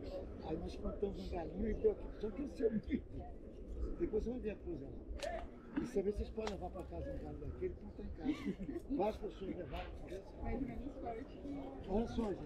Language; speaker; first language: Portuguese; native; Portuguese